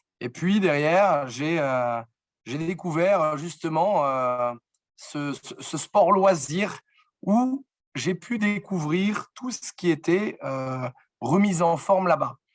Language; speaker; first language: French; native; French